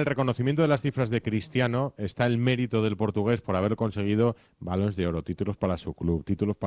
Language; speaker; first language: Spanish; native; Spanish